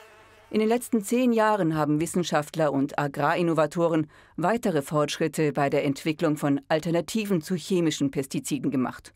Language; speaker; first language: German; native; German